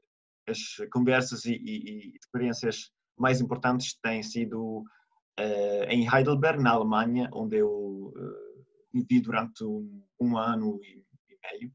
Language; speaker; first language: Portuguese; non-native, fluent; Italian